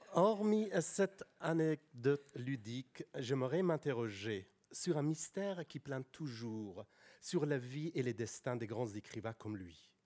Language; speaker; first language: French; non-native, fluent; Persian